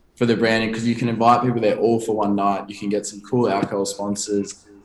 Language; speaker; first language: English; native; English